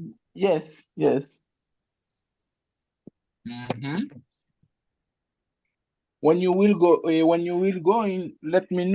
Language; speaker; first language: English; non-native, learner; Spanish